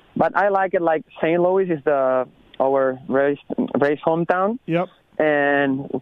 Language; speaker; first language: English; non-native, learner; Spanish